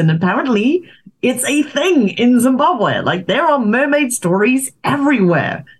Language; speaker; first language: English; native; English